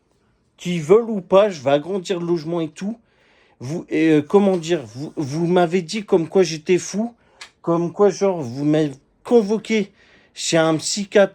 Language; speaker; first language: French; native; French